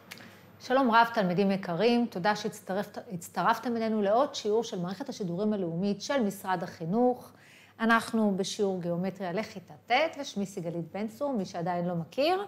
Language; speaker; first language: Hebrew; native; Hebrew